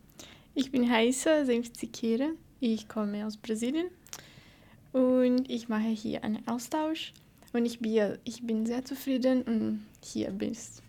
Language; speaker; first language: German; non-native, learner; Portuguese